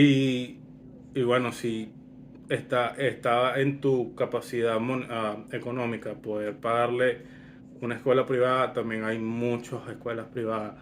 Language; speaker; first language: Spanish; early bilingual, other home language; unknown